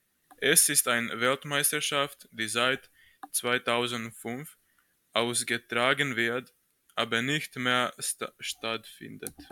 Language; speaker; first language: German; non-native, learner; Croatian